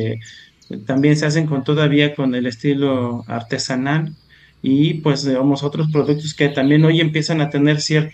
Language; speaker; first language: Spanish; native; Spanish